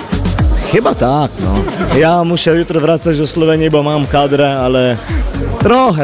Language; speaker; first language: Polish; non-native, fluent; Slovenian